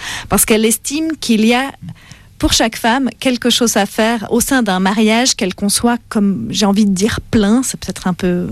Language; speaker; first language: French; native; French